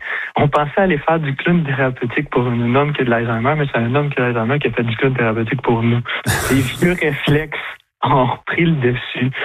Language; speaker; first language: French; native; French